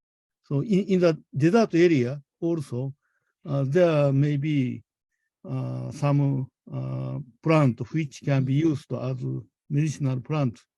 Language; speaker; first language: English; non-native, fluent; Japanese